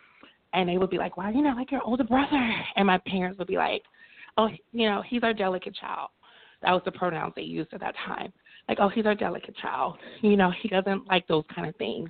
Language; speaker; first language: English; native; English